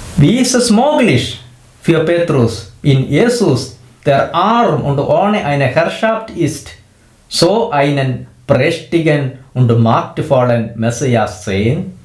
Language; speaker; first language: German; non-native, fluent; Malayalam